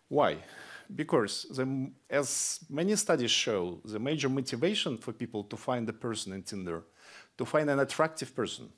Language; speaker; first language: English; non-native, fluent; Russian